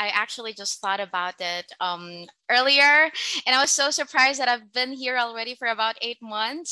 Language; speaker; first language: English; non-native, local second language; Filipino